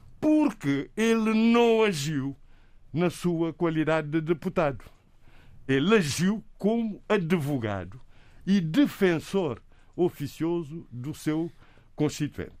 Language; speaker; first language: Portuguese; non-native, local second language; Kabuverdianu